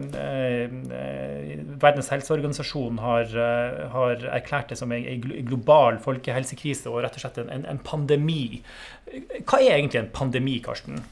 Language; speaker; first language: Norwegian; native; Norwegian